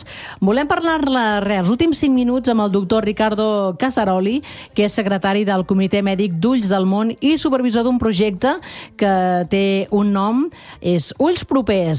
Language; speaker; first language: Catalan; native; Catalan